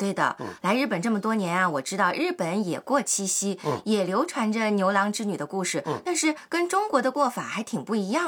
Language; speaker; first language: Chinese; native; Chinese